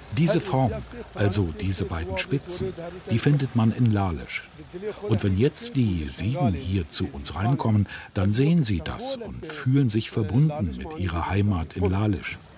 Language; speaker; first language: German; non-native, fluent; Kurdish